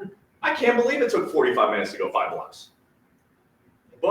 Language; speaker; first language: English; native; English